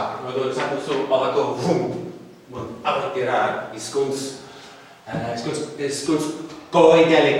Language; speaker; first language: Basque; non-native, fluent; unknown